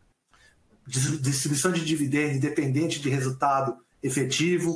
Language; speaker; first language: Portuguese; native; Portuguese